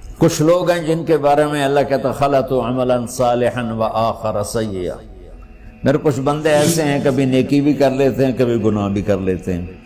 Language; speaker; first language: Urdu; non-native, local second language; Punjabi